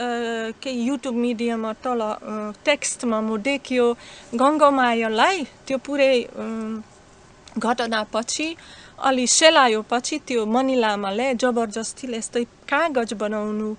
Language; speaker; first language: Nepali; non-native, learner; Slovak